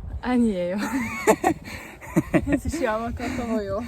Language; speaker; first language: Korean; non-native, learner; Ukrainian